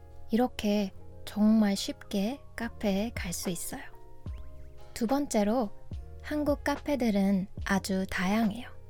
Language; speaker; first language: Korean; non-native, fluent; English